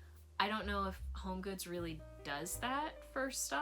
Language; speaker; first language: English; native; English